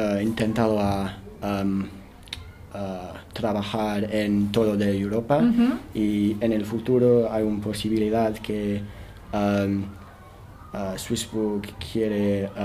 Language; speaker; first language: Spanish; non-native, learner; English